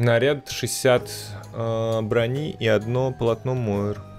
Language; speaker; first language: Russian; native; Russian